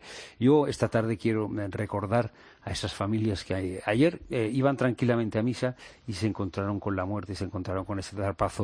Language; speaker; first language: Spanish; native; Spanish